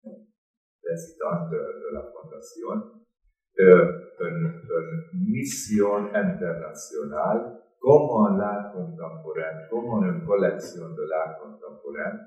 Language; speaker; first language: French; non-native, fluent; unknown